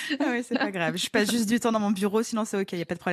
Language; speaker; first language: French; native; French